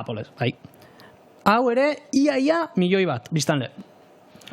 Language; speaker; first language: Basque; native; Basque